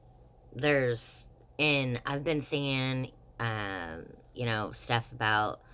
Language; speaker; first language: English; native; English